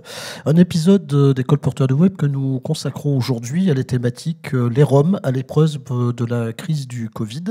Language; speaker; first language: French; native; French